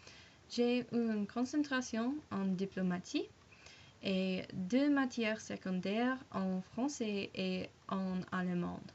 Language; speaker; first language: French; non-native, learner; English